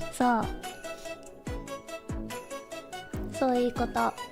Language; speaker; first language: Japanese; non-native, learner; English